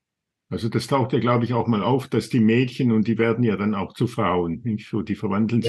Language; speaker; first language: German; native; German